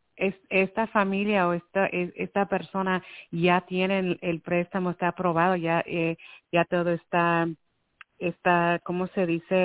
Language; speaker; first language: Spanish; early bilingual, heritage; Spanish